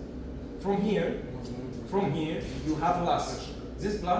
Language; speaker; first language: English; non-native, learner; Arabic